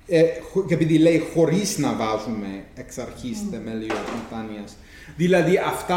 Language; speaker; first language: Greek; non-native, fluent; English